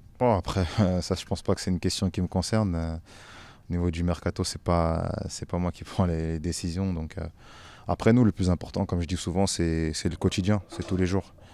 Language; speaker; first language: French; native; French